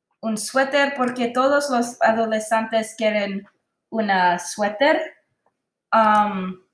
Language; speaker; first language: Spanish; non-native, learner; English